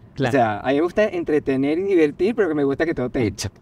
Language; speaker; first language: Spanish; native; Spanish